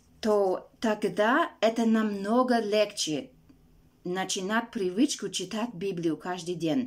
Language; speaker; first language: Russian; non-native, fluent; English